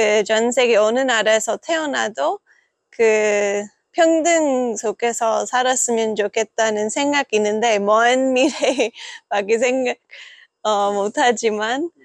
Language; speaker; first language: Korean; non-native, fluent; English